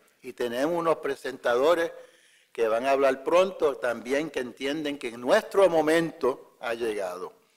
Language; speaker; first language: Spanish; early bilingual, heritage; Spanish